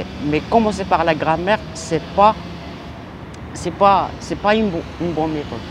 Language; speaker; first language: French; non-native, local second language; Arabic